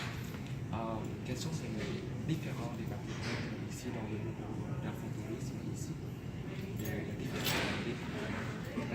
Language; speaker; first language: French; non-native, fluent; Vietnamese